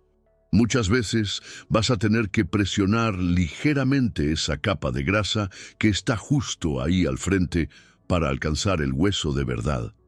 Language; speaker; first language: Spanish; native; Spanish